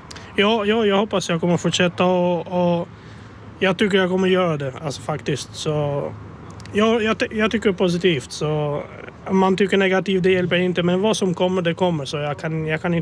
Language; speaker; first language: Swedish; non-native, fluent; Albanian